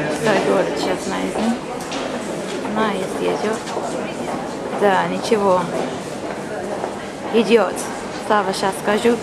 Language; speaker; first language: Russian; non-native, learner; English